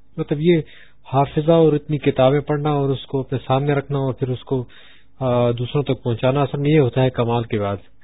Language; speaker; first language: Urdu; non-native, local second language; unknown